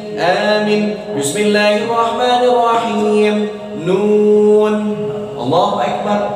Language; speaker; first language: Malay; non-native, local second language; Minangkabau